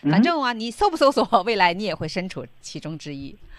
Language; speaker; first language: Chinese; native; Chinese